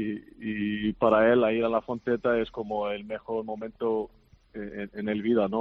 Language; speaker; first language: Spanish; non-native, fluent; Icelandic